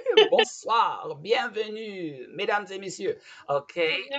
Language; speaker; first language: French; non-native, learner; English